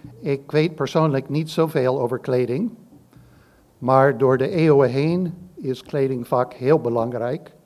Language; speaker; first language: Dutch; non-native, fluent; English